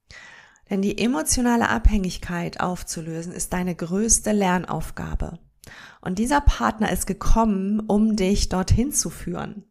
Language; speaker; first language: German; native; German